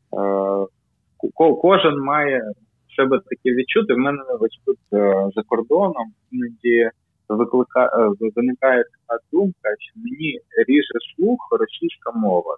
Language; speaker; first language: Ukrainian; non-native, local second language; Russian